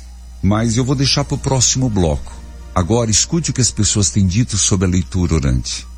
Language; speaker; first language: Portuguese; native; Portuguese